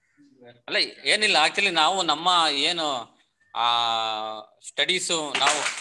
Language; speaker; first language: Kannada; native; Kannada